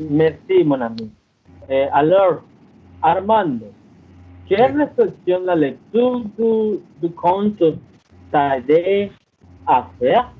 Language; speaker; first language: French; non-native, learner; Spanish